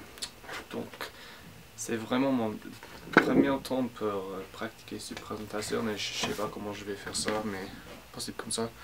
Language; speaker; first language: French; non-native, learner; English